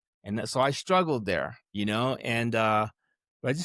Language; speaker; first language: English; native; English